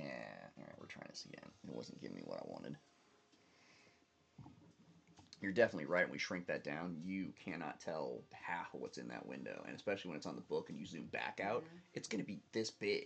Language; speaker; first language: English; native; English